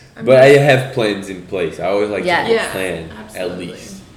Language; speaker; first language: English; non-native, fluent; Portuguese